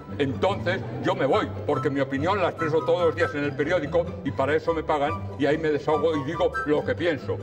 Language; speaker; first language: Spanish; native; Spanish